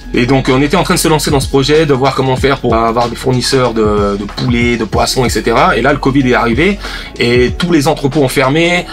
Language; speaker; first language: French; native; French